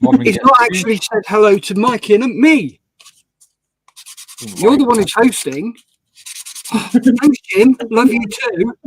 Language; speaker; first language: English; native; English